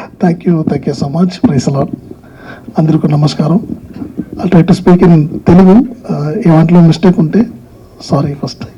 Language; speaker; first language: Telugu; non-native, learner; Tamil